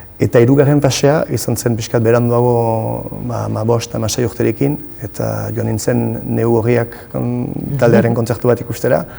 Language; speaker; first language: Basque; native; Basque